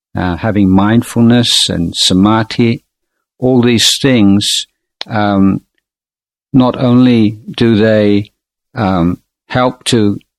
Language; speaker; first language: English; native; English